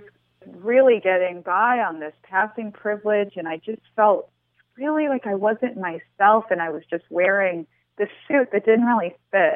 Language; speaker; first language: English; native; English